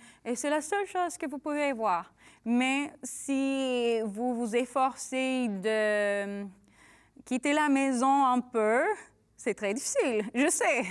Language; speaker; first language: French; non-native, learner; English